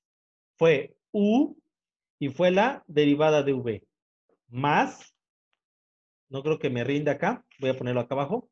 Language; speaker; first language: Spanish; native; Spanish